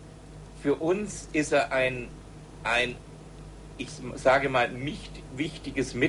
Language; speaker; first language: German; native; German